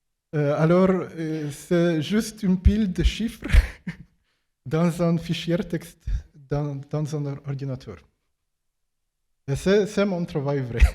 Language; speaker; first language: French; non-native, fluent; Ukrainian